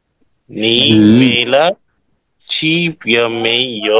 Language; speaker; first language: Chinese; non-native, learner; Bangla